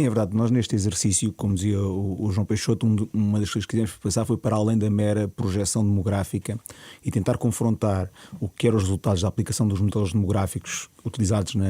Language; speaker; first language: Portuguese; native; Portuguese